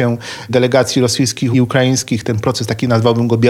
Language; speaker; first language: Polish; native; Polish